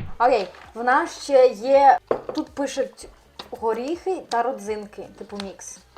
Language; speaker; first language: Ukrainian; native; Ukrainian